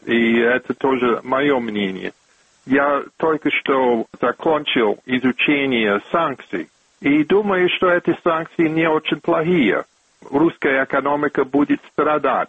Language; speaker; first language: Russian; non-native, fluent; English